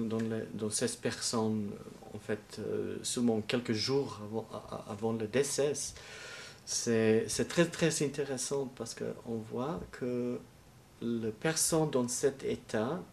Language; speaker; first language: French; non-native, learner; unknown